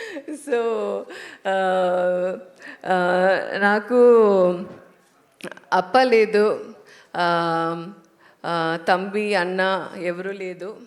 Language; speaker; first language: Telugu; non-native, learner; Tamil